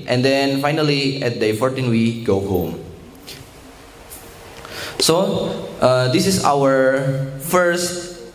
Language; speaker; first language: English; non-native, learner; Indonesian